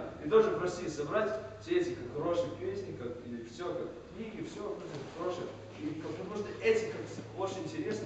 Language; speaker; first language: Russian; non-native, fluent; English